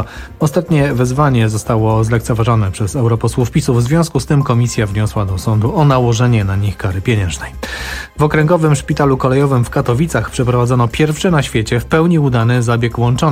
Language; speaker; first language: Polish; native; Polish